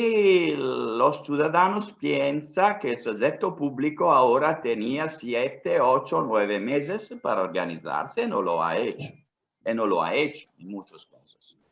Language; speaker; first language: Spanish; non-native, fluent; Italian